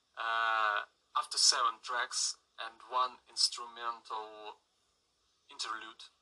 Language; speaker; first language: English; non-native, learner; Russian